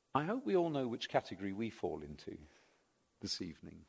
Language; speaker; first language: English; native; English